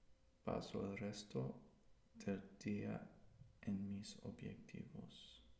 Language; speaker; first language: Spanish; non-native, learner; English